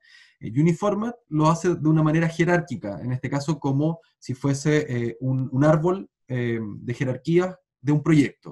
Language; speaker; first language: Spanish; native; Spanish